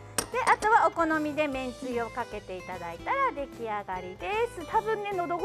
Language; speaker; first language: Japanese; native; Japanese